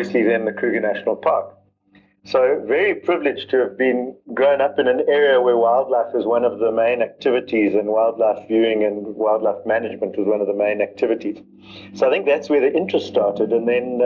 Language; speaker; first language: English; native; English